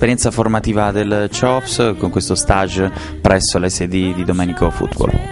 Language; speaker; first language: Italian; native; Italian